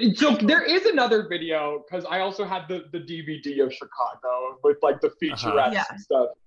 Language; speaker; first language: English; native; English